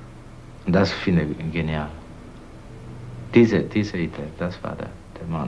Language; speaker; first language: German; non-native, learner; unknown